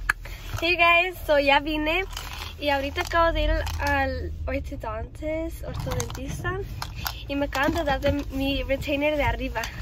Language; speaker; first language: Spanish; early bilingual, other home language; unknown